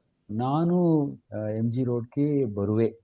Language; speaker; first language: Kannada; non-native, learner; Tamil